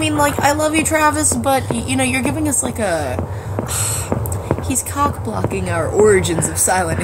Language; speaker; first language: English; native; English